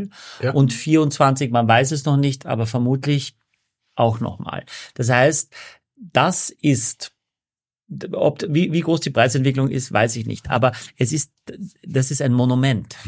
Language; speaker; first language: German; native; German